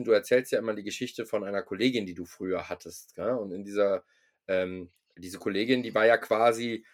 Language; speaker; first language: German; native; German